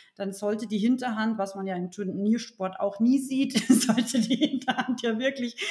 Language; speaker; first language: German; native; German